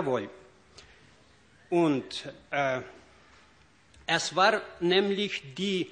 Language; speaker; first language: German; non-native, fluent; Ukrainian